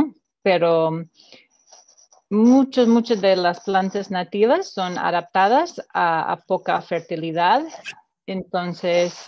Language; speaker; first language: Spanish; non-native, fluent; English